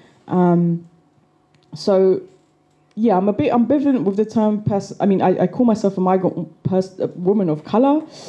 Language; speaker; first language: English; native; English